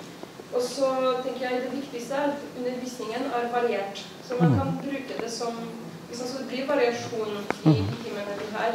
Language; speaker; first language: Norwegian; non-native, fluent; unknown